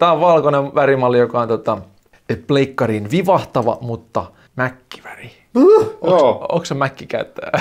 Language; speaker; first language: Finnish; native; Finnish